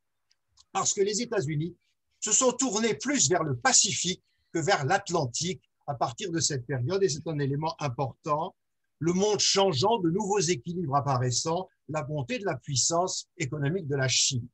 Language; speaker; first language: French; native; French